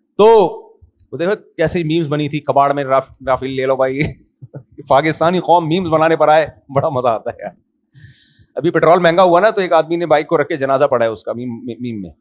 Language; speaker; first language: Urdu; native; Urdu